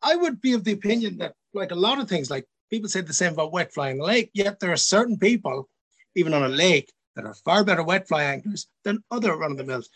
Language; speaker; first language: English; native; English